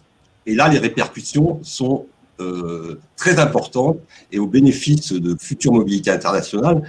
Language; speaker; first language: French; native; French